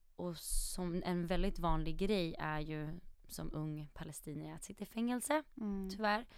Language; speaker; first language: Swedish; early bilingual, other home language; Arabic